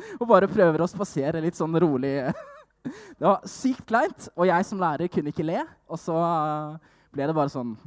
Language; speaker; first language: Norwegian; native; Norwegian